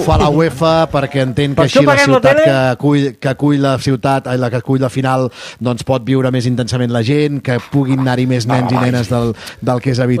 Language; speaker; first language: Catalan; native; Catalan